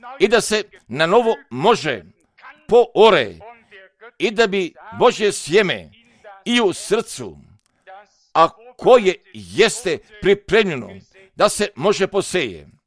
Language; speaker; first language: Serbian; non-native, fluent; German